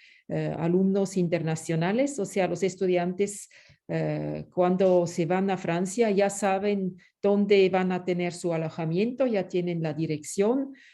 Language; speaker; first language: Spanish; non-native, fluent; French